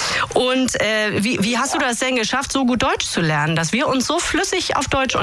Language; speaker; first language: German; native; German